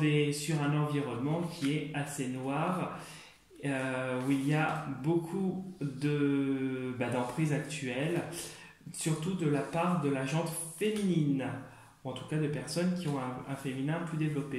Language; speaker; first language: French; native; French